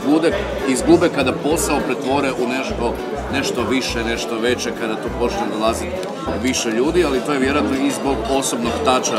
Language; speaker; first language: Croatian; native; Croatian